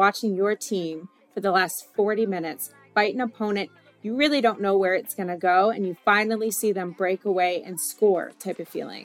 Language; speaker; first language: English; native; English